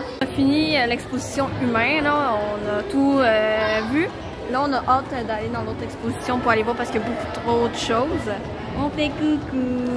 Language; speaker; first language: French; native; French